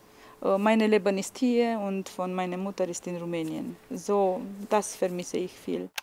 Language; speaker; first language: German; non-native, learner; Romanian